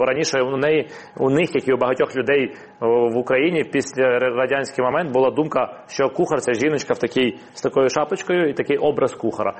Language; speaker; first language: Ukrainian; non-native, local second language; Russian